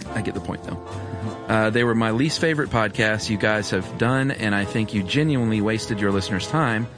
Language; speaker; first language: English; native; English